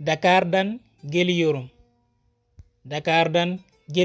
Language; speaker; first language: Turkish; non-native, fluent; Wolof